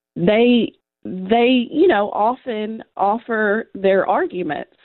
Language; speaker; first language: English; native; English